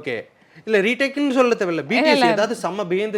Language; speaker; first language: Tamil; native; Tamil